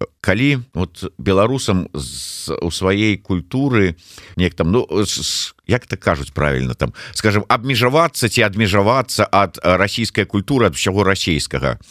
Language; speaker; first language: Belarusian; non-native, local second language; Russian